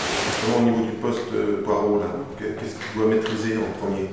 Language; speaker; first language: French; native; French